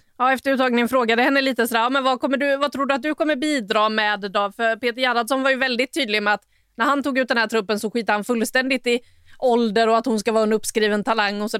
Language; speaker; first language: Swedish; native; Swedish